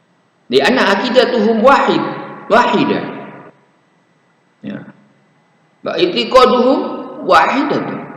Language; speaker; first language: Arabic; non-native, fluent; Indonesian